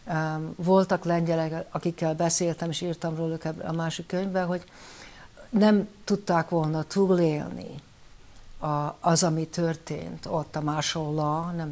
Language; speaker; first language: Hungarian; early bilingual, heritage; Hungarian